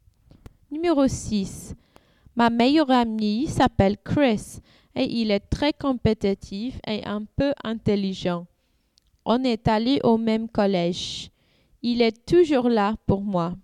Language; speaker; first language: French; non-native, learner; English